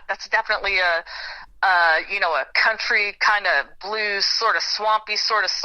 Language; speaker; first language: English; native; English